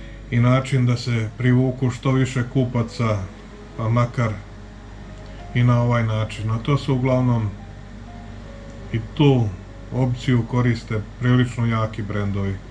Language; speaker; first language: Serbian; native; Serbian